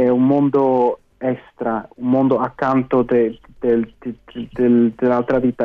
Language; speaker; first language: Italian; non-native, fluent; German